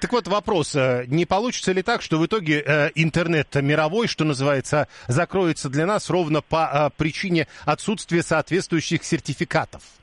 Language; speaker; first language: Russian; native; Russian